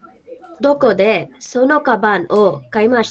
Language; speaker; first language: Japanese; non-native, learner; Kannada